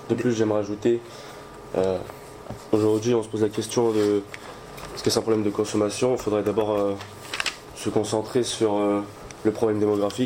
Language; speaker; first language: French; native; French